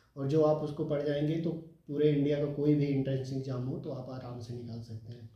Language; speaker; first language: Hindi; native; Hindi